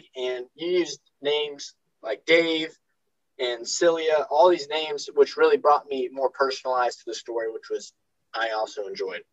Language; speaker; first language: English; native; English